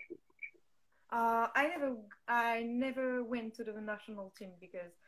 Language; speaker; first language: English; non-native, fluent; French